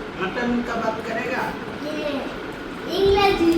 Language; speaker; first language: Hindi; non-native, learner; Bangla